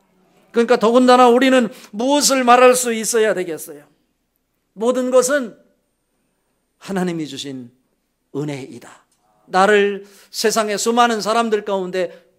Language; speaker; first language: Korean; native; Korean